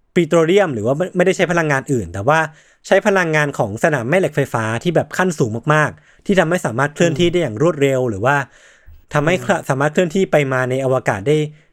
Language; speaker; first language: Thai; native; Thai